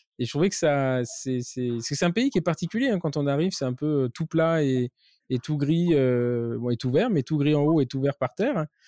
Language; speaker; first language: French; native; French